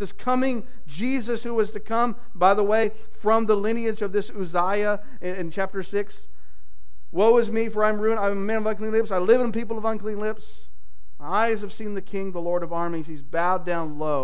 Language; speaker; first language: English; native; English